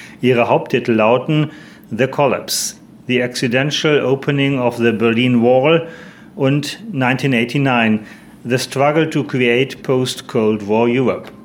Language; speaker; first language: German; native; German